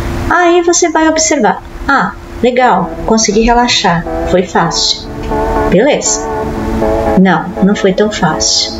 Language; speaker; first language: Portuguese; native; Portuguese